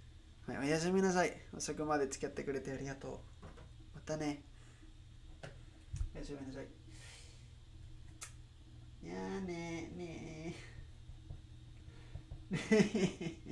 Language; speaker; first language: Japanese; non-native, learner; Spanish